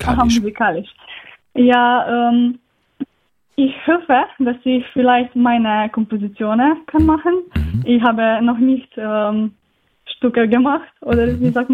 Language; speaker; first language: German; non-native, learner; Slovenian